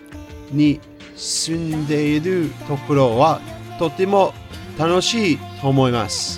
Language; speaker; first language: Japanese; non-native, learner; English